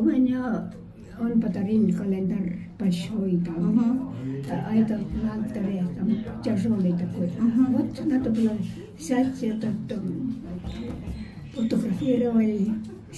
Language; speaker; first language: Russian; non-native, fluent; Estonian